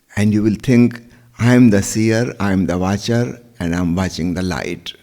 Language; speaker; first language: English; non-native, local second language; Hindi